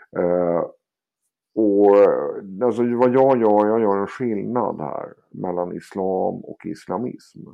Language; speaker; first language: Swedish; native; Swedish